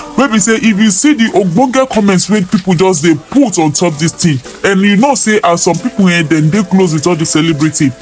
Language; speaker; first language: Nigerian Pidgin; non-native, local second language; Yoruba